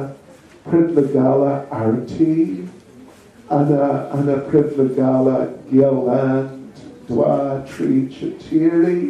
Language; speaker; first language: Russian; non-native, learner; English